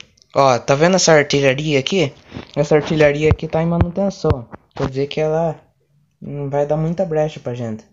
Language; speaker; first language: Portuguese; native; Portuguese